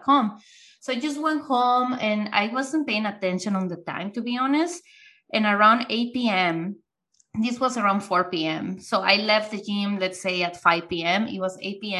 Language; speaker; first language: English; non-native, fluent; Spanish